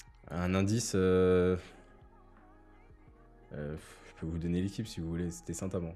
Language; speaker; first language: French; native; French